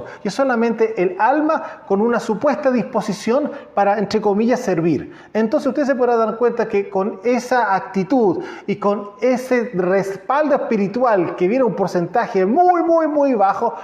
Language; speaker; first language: Spanish; native; Spanish